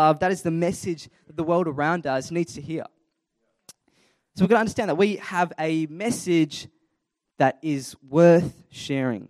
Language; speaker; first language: English; native; English